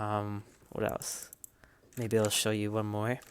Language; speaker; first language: English; native; English